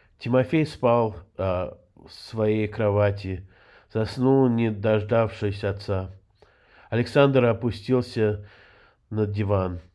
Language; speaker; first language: Russian; early bilingual, heritage; Russian